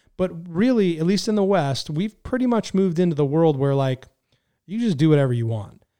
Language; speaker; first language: English; native; English